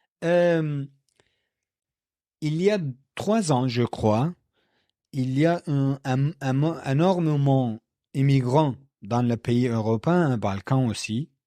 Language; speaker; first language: French; non-native, learner; Kurdish